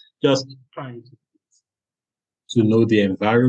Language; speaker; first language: English; non-native, local second language; Yoruba